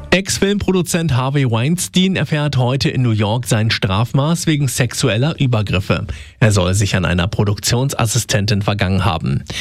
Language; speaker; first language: German; native; German